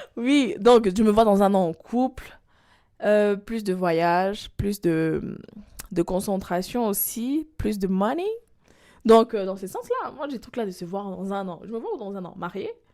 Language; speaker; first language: French; non-native, local second language; Lingala